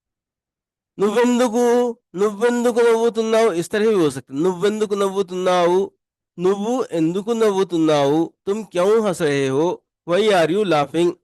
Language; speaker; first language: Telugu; non-native, local second language; Urdu